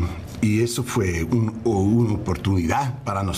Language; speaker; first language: Spanish; non-native, learner; English